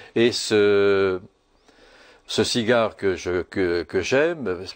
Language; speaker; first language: French; native; French